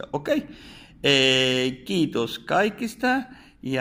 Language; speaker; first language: Finnish; non-native, fluent; Spanish